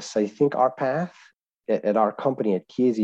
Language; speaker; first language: English; non-native, fluent; Italian